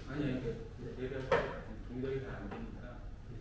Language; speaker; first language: Korean; native; Korean